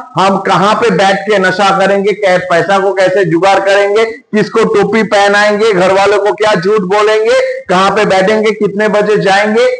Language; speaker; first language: Hindi; non-native, local second language; Bangla